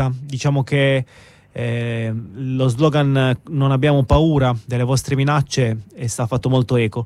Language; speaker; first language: Italian; native; Italian